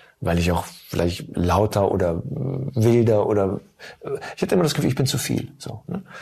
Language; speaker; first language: German; early bilingual, other home language; Turkish